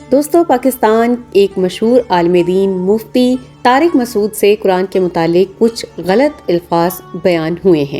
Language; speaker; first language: Urdu; native; Urdu